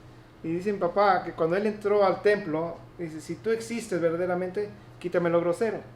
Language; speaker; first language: Spanish; native; Spanish